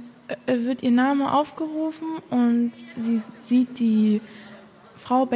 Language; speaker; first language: German; native; German